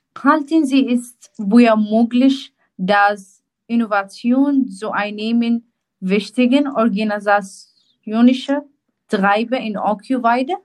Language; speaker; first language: German; non-native, learner; Arabic